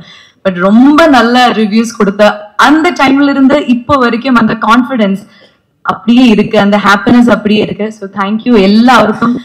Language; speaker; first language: Tamil; non-native, fluent; Malayalam